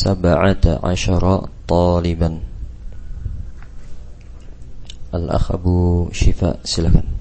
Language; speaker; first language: Arabic; non-native, fluent; Indonesian